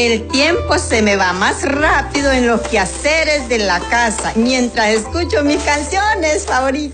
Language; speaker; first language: Spanish; native; Spanish